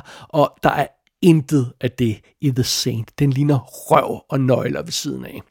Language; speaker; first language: Danish; native; Danish